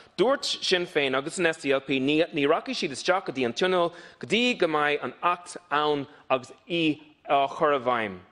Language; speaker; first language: Irish; non-native, local second language; English